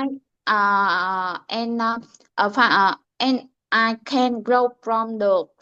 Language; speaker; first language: English; non-native, learner; Vietnamese